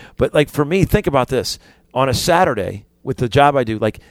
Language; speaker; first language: English; native; English